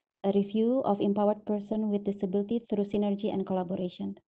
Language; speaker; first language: English; non-native, fluent; Indonesian